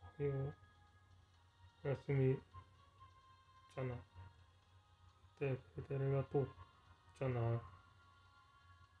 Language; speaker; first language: Japanese; non-native, learner; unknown